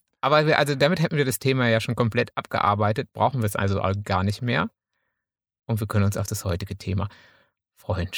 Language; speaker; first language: German; native; German